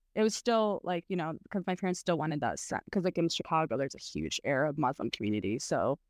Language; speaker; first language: English; early bilingual, other home language; Arabic